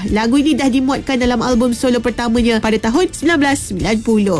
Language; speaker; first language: Malay; native; Malay